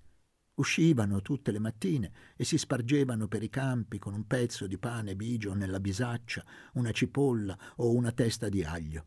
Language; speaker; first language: Italian; native; Italian